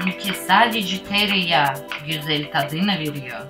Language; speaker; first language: Turkish; non-native, learner; Russian